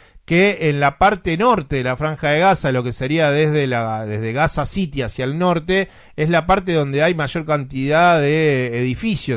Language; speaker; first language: Spanish; native; Spanish